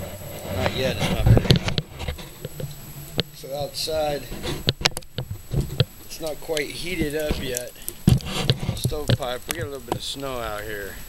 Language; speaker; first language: English; native; English